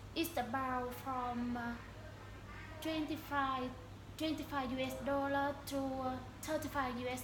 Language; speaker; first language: English; non-native, learner; Vietnamese